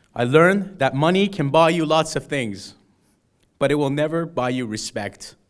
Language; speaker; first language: English; early bilingual, other home language; Persian